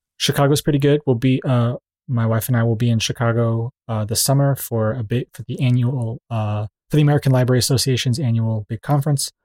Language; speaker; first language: English; native; English